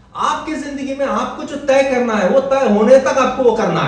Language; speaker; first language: Hindi; non-native, local second language; Marathi